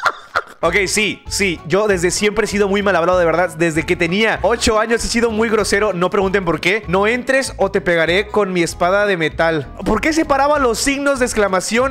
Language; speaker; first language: Spanish; native; Spanish